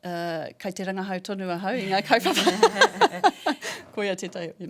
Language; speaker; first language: Māori; non-native, local second language; English